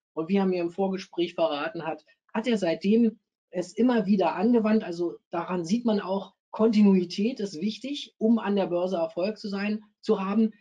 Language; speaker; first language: German; native; German